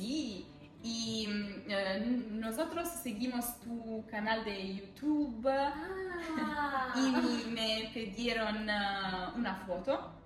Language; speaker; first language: Spanish; non-native, fluent; Italian